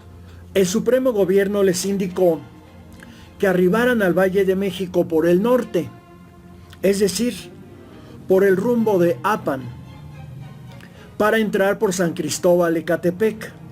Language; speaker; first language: Spanish; native; Spanish